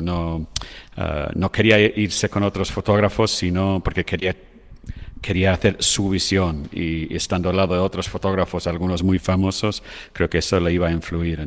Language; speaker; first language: Spanish; non-native, fluent; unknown